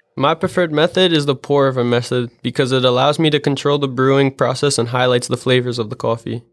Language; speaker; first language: English; native; English